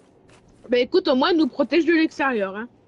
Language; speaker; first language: French; native; French